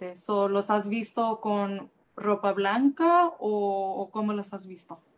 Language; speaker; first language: Spanish; early bilingual, heritage; Spanish